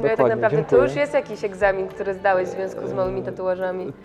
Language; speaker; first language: Polish; native; Polish